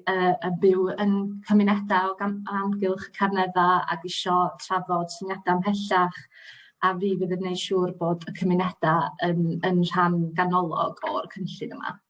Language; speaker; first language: Welsh; native; Welsh